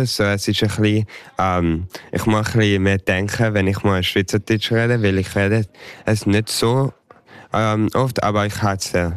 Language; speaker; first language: German; early bilingual, heritage; English